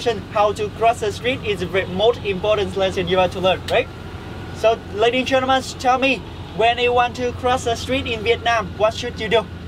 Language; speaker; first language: English; non-native, fluent; Vietnamese